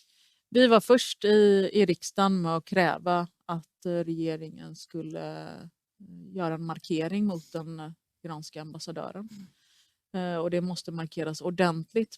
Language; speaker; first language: Swedish; early bilingual, other home language; Persian